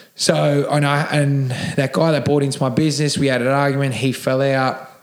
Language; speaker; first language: English; native; English